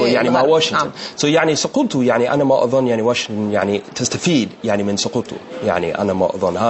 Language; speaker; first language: Arabic; non-native, learner; English